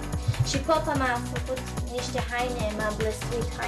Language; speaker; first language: Romanian; early bilingual, heritage; Romanian